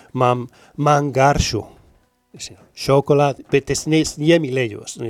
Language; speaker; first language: Latvian; non-native, learner; Spanish